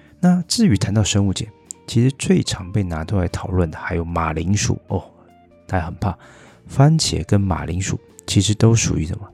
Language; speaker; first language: Chinese; native; Chinese